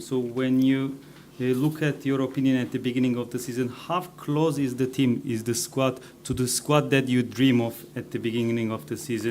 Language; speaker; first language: English; non-native, fluent; Turkish